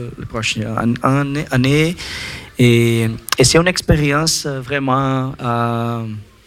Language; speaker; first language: French; non-native, learner; Portuguese